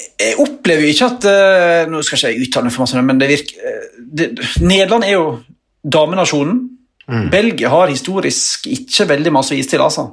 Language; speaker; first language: Norwegian; native; Norwegian